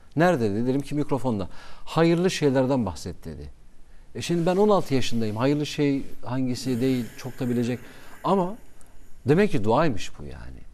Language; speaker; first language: Turkish; non-native, local second language; Kurdish